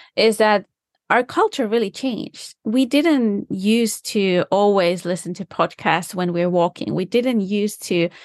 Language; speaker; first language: English; non-native, fluent; Finnish